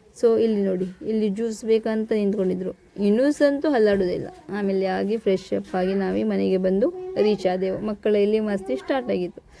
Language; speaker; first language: Kannada; non-native, local second language; Urdu